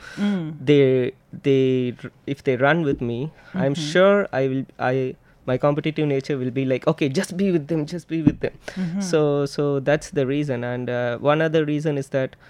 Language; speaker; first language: English; non-native, local second language; Tamil